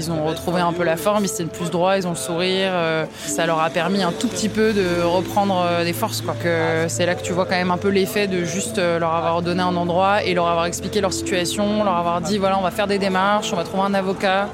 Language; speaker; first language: French; native; French